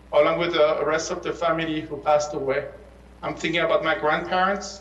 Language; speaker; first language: English; early bilingual, other home language; Persian